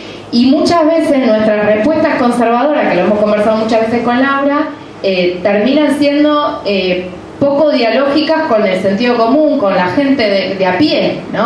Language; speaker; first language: Spanish; native; Spanish